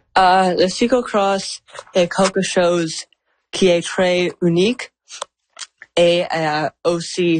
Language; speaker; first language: French; non-native, learner; English